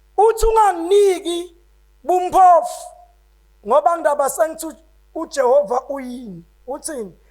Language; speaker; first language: Zulu; non-native, local second language; Swati